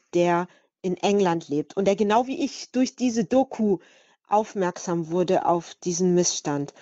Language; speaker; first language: German; native; German